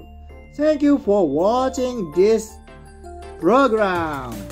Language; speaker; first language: English; non-native, learner; Japanese